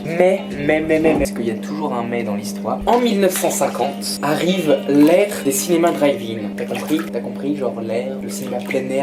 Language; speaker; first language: French; native; French